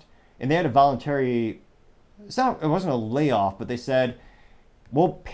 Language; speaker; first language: English; native; English